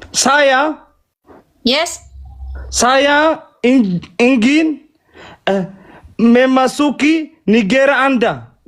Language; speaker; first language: Indonesian; non-native, learner; Oromo